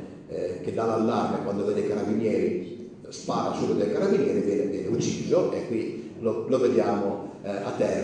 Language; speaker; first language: Italian; native; Italian